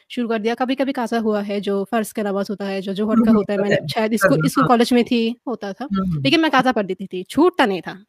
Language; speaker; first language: Hindi; non-native, fluent; Bangla